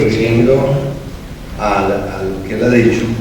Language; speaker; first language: Spanish; native; Spanish